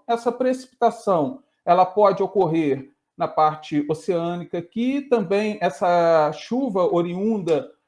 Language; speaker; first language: Portuguese; native; Portuguese